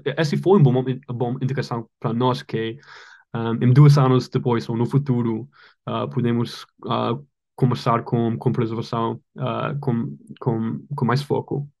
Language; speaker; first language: Portuguese; non-native, learner; English